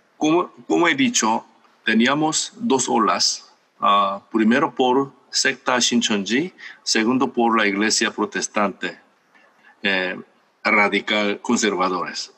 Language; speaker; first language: Spanish; non-native, fluent; Korean